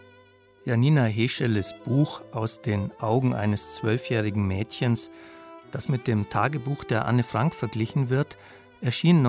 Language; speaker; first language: German; native; German